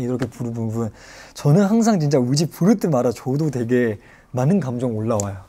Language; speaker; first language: Korean; non-native, fluent; Chinese